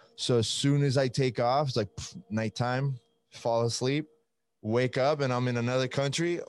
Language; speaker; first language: English; non-native, fluent; Italian